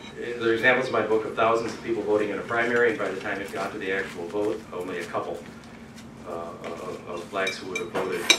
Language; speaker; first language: English; native; English